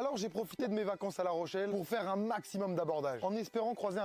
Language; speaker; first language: French; native; French